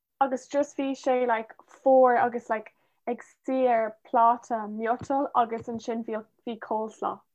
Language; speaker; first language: Irish; non-native, local second language; English